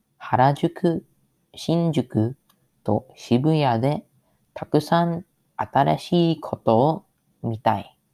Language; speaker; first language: Japanese; non-native, learner; English